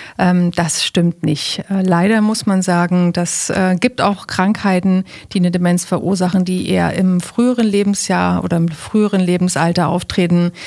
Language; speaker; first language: German; native; German